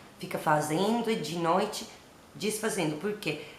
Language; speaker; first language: Portuguese; non-native, learner; Italian